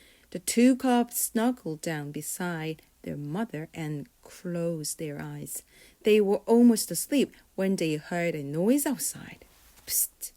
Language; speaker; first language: English; non-native, fluent; Korean